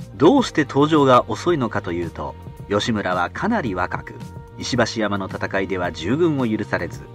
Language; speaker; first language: Japanese; native; Japanese